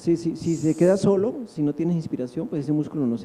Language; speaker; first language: Spanish; native; Spanish